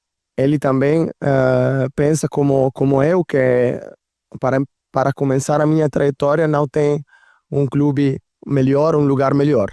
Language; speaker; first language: Portuguese; non-native, learner; Italian